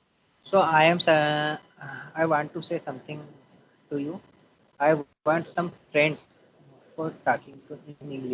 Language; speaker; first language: English; non-native, learner; Hindi